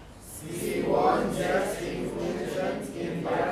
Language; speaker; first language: German; non-native, learner; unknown